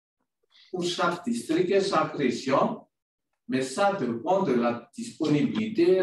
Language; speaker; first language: French; non-native, local second language; Malagasy